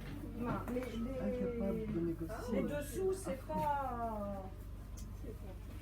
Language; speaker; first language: French; non-native, local second language; Malagasy